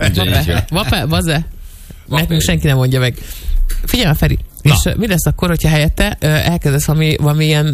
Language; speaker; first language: Hungarian; native; Hungarian